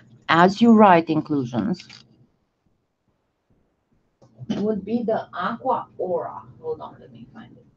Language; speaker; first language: English; non-native, fluent; French